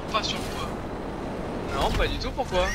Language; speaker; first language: French; native; French